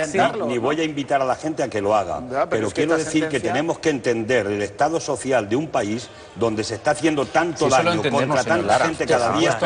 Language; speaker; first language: Spanish; native; Spanish